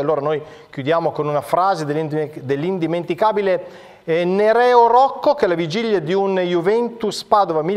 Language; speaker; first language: Italian; native; Italian